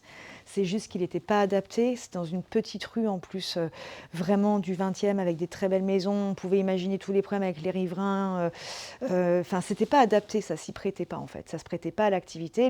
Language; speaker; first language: French; native; French